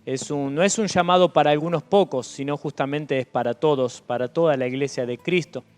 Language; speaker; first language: Spanish; native; Spanish